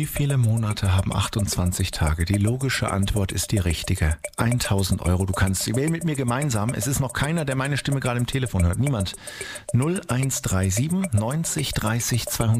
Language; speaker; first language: German; native; German